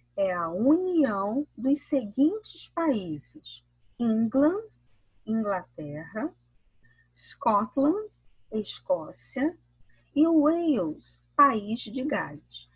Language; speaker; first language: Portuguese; native; Portuguese